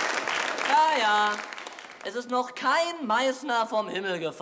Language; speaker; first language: German; native; German